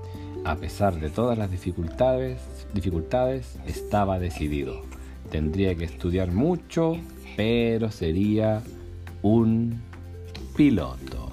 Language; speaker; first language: Spanish; native; Spanish